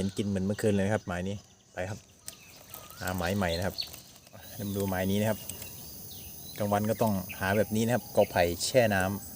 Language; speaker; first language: Thai; native; Thai